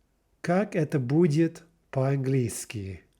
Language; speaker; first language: Russian; non-native, fluent; English